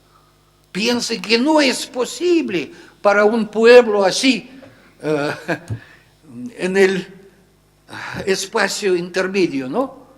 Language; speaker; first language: Spanish; non-native, fluent; Russian